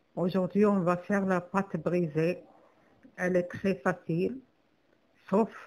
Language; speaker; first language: French; non-native, local second language; Arabic